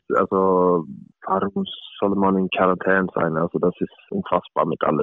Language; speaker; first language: German; non-native, fluent; Swedish